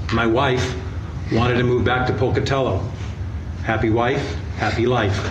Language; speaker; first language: English; native; English